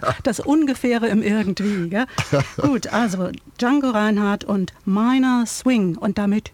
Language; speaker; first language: German; native; German